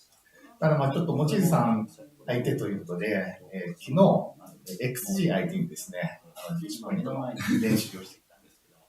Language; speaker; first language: Japanese; native; Japanese